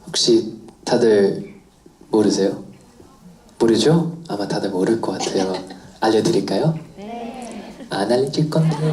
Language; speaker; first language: Korean; non-native, fluent; English